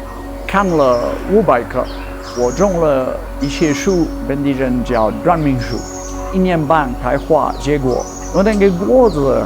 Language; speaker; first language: Chinese; non-native, fluent; French